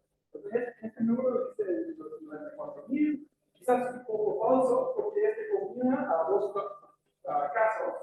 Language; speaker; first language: Spanish; non-native, fluent; English